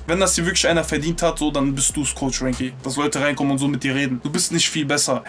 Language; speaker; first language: German; native; German